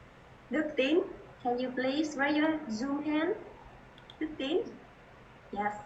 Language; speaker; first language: English; non-native, fluent; Vietnamese